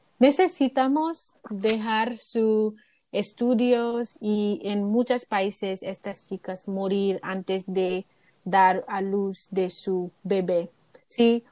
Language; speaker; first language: Spanish; non-native, learner; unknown